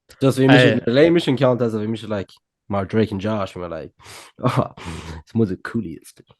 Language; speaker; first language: Irish; native; Irish